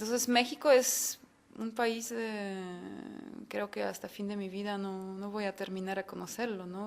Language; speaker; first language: Spanish; non-native, fluent; Polish